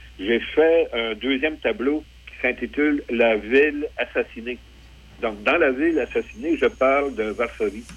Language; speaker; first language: French; early bilingual, other home language; Polish